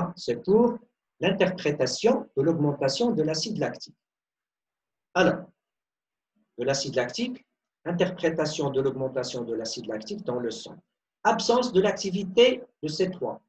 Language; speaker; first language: French; non-native, local second language; Arabic